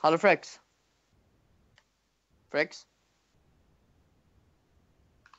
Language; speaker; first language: Swedish; native; Swedish